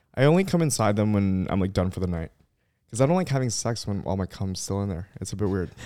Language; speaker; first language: English; non-native, local second language; Filipino